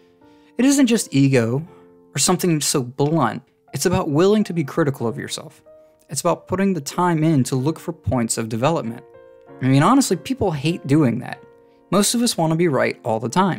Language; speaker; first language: English; native; English